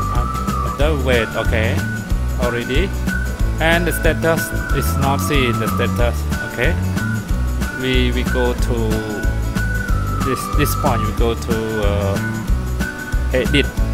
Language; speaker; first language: English; non-native, learner; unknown